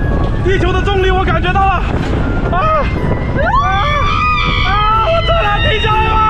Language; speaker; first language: Chinese; native; Chinese